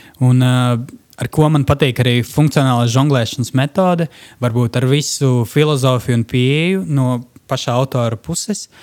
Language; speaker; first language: Latvian; non-native, local second language; Russian